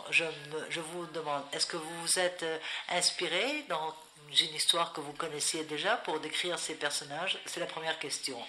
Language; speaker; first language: French; non-native, fluent; Spanish